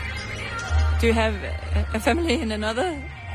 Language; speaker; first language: English; non-native, fluent; Danish